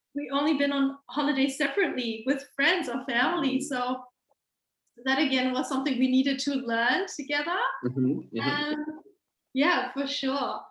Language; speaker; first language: English; non-native, fluent; German